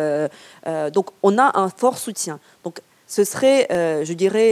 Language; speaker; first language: French; non-native, fluent; Ukrainian